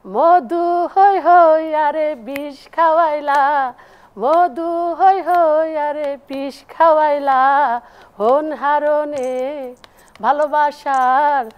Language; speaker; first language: Bangla; native; Bangla